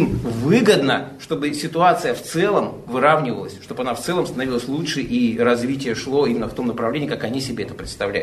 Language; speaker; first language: Russian; native; Russian